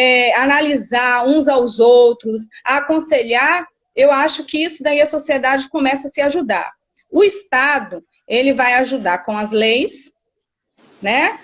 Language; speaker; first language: Portuguese; native; Portuguese